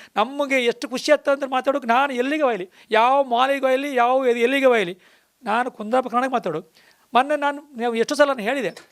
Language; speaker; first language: Kannada; native; Kannada